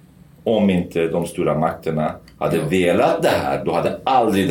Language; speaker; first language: Swedish; non-native, fluent; Kurdish